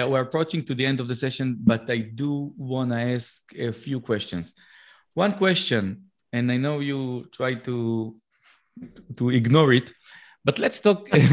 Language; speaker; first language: English; non-native, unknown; Hebrew